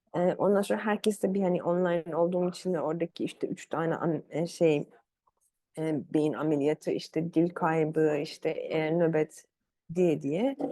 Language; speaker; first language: Turkish; early bilingual, other home language; Arabic